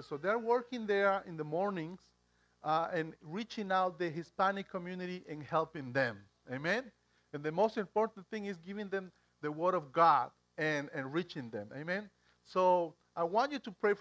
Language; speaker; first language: English; non-native, fluent; Spanish